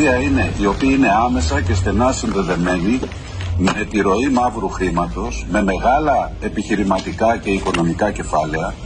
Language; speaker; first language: Greek; native; Greek